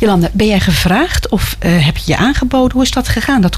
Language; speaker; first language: Dutch; native; Dutch